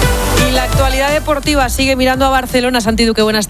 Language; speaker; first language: Spanish; native; Spanish